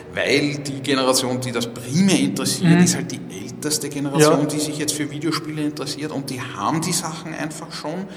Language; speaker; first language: German; native; German